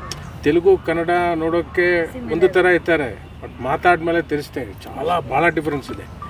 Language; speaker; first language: Kannada; non-native, learner; Telugu